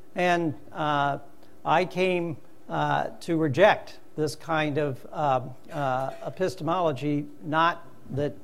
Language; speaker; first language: English; native; English